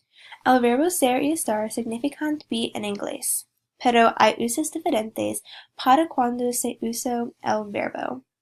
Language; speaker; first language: Spanish; non-native, learner; English